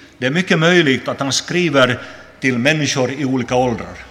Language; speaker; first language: Swedish; non-native, local second language; Finnish